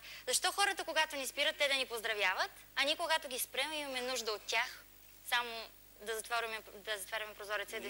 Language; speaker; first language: Bulgarian; native; Bulgarian